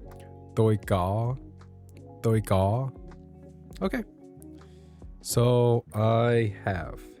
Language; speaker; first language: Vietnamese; non-native, learner; English